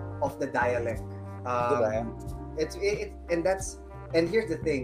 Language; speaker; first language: English; non-native, local second language; Filipino